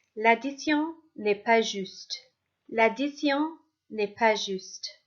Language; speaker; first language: French; non-native, fluent; English